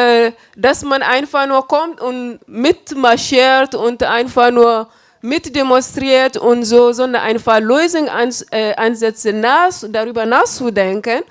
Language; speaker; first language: German; non-native, fluent; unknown